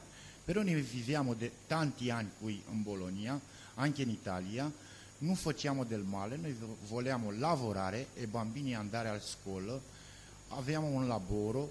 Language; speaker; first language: Italian; non-native, learner; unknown